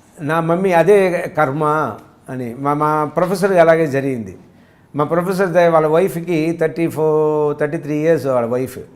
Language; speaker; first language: Telugu; native; Telugu